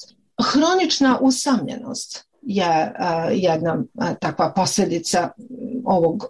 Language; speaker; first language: Serbian; native; Serbian